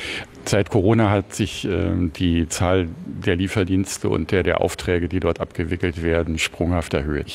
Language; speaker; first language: German; native; German